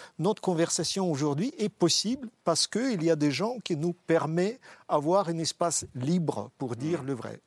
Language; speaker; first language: French; non-native, fluent; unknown